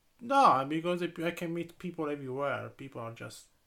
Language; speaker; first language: English; non-native, learner; Italian